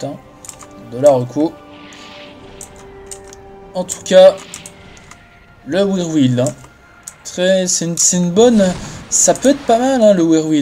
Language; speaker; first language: French; native; French